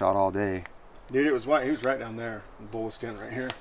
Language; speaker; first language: English; native; English